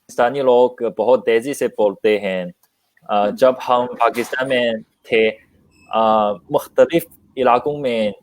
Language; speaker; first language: Hindi; non-native, learner; Chinese